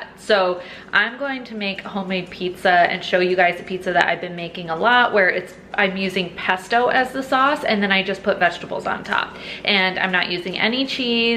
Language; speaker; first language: English; native; English